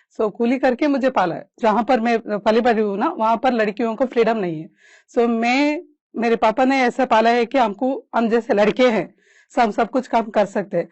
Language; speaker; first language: Hindi; non-native, local second language; Kannada